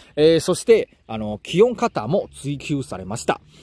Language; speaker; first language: Japanese; non-native, learner; Chinese